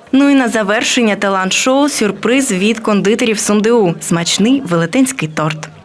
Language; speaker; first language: Ukrainian; native; Ukrainian